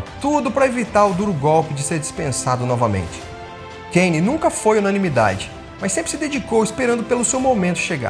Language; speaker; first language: Portuguese; native; Portuguese